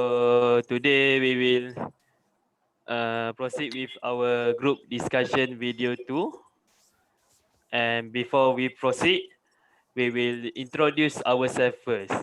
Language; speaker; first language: English; non-native, local second language; Malay